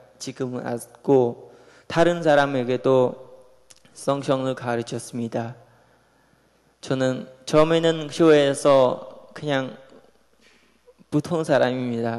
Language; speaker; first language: Korean; non-native, learner; Khmer